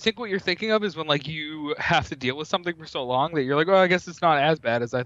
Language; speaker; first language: English; native; English